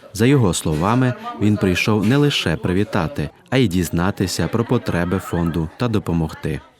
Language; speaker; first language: Ukrainian; native; Ukrainian